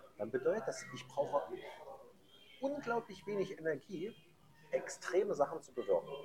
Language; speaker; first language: German; native; German